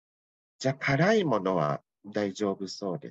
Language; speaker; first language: Japanese; non-native, fluent; Thai